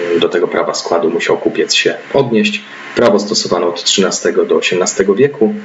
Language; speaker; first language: Polish; native; Polish